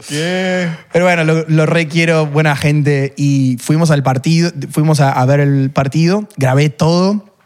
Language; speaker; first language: Spanish; non-native, fluent; English